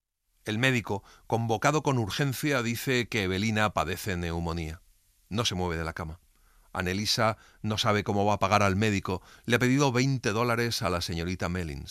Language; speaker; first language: Spanish; native; Spanish